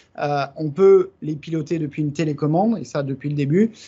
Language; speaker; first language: French; native; French